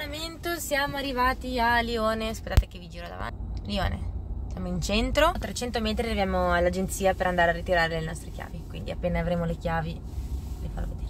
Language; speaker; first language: Italian; native; Italian